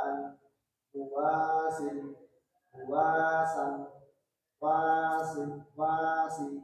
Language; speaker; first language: Arabic; non-native, learner; Indonesian